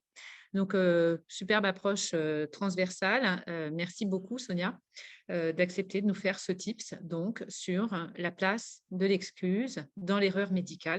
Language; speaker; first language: French; native; French